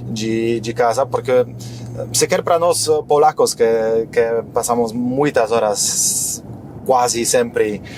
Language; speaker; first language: Portuguese; non-native, fluent; Polish